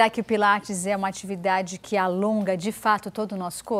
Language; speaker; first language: Portuguese; native; Portuguese